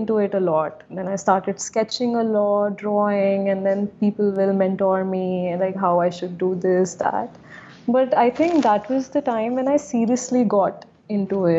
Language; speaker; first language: English; non-native, local second language; Hindi